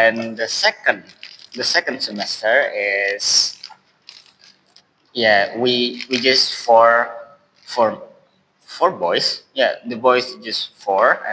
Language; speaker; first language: English; non-native, learner; Indonesian